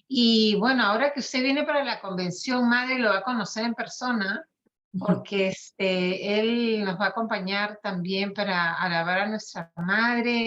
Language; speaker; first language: Spanish; native; Spanish